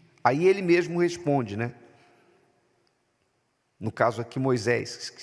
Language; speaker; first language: Portuguese; native; Portuguese